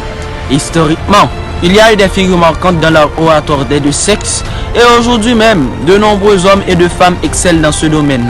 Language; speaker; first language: French; non-native, local second language; Haitian Creole